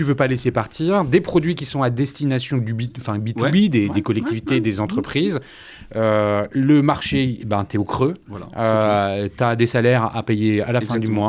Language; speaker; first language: French; native; French